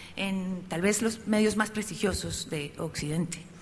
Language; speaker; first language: Spanish; native; Spanish